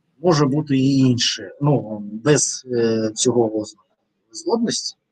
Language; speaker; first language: Ukrainian; non-native, learner; Russian